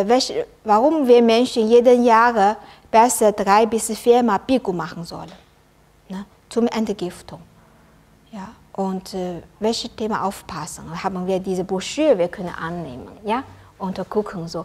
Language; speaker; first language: German; non-native, learner; Chinese